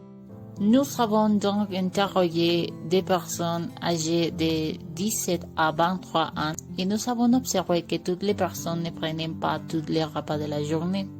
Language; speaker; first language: French; non-native, learner; Spanish